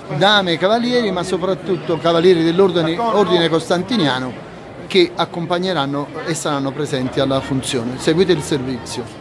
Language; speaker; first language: Italian; native; Italian